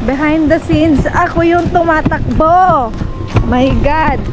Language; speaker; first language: Filipino; native; Filipino